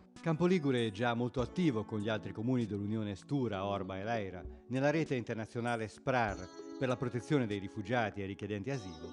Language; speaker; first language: Italian; native; Italian